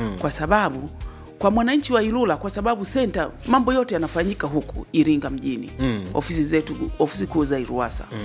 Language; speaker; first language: Swahili; native; Swahili